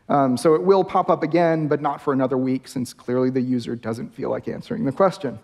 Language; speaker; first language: English; native; English